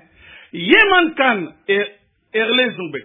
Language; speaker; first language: German; non-native, learner; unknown